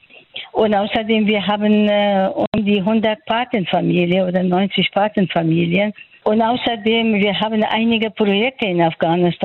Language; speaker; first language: German; non-native, fluent; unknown